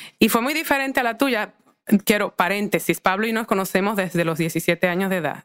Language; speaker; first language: Spanish; native; Spanish